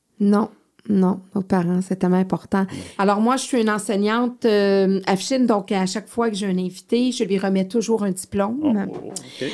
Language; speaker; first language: French; native; French